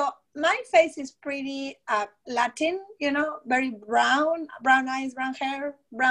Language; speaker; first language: English; non-native, fluent; Spanish